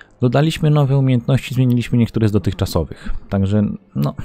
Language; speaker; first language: Polish; native; Polish